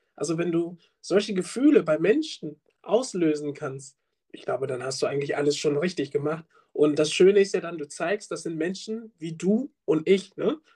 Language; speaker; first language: German; early bilingual, other home language; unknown